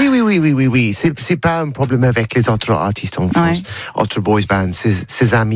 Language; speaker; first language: French; non-native, learner; English